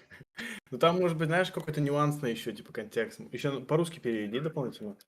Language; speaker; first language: Russian; native; Russian